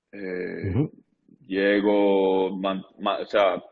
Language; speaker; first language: Spanish; native; Spanish